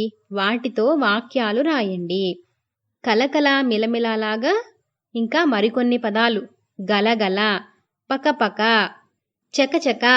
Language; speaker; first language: Telugu; native; Telugu